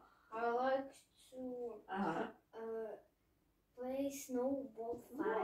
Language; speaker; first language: English; non-native, learner; Russian